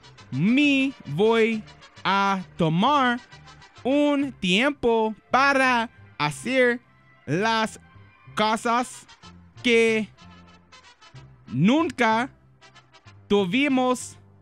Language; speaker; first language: Spanish; non-native, learner; English